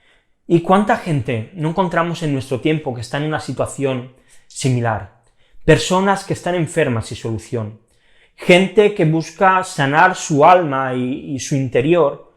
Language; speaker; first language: Spanish; native; Spanish